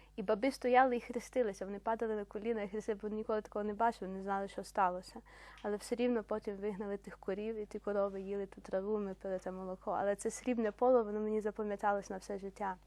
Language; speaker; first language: Ukrainian; native; Ukrainian